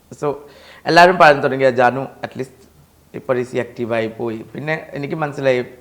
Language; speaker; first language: Malayalam; non-native, fluent; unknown